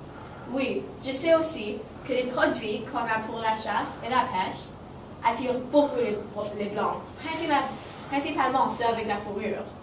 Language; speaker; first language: French; non-native, local second language; English